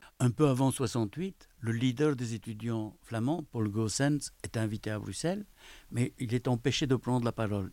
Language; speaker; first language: French; native; French